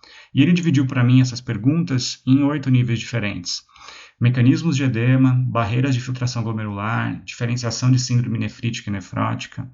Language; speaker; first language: Portuguese; native; Portuguese